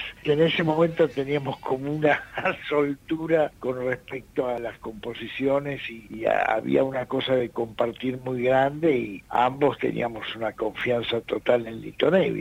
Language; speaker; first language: Spanish; native; Spanish